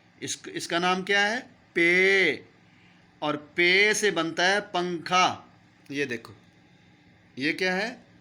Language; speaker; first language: Urdu; non-native, local second language; Punjabi